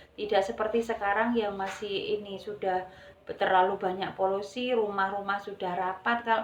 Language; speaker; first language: Indonesian; non-native, local second language; Javanese